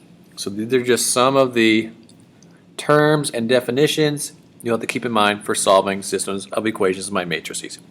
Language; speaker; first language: English; native; English